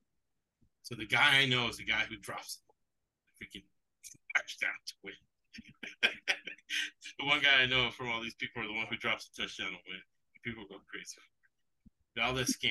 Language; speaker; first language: English; early bilingual, other home language; Spanish